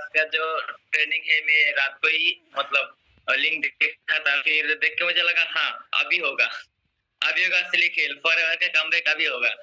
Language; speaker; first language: Hindi; non-native, local second language; Assamese